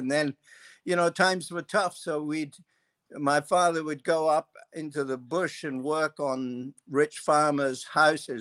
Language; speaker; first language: English; native; English